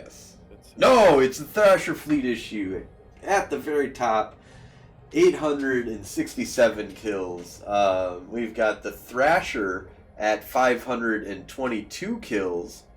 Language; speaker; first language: English; native; English